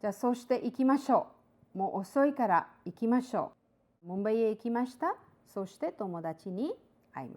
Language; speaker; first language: Japanese; non-native, fluent; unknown